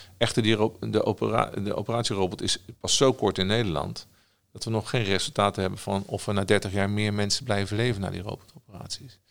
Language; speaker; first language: Dutch; native; Dutch